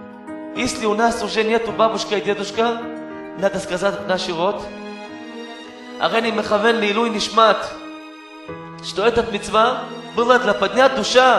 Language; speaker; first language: Russian; non-native, learner; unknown